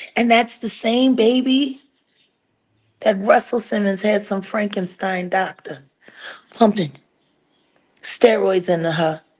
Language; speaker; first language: English; native; English